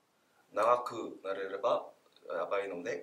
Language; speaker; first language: Japanese; non-native, learner; Korean